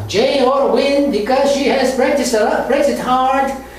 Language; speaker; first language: English; non-native, fluent; Korean